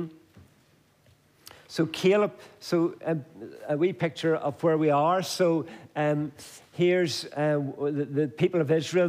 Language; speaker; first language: English; native; English